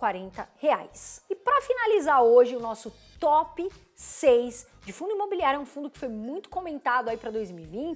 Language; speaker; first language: Portuguese; native; Portuguese